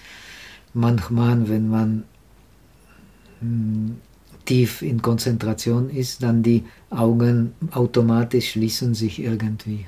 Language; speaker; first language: German; non-native, learner; Czech